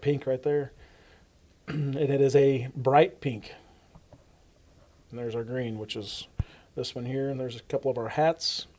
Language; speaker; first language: English; native; English